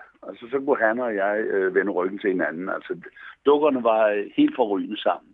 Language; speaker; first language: Danish; native; Danish